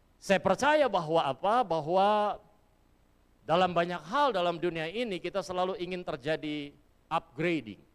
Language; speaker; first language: Indonesian; native; Indonesian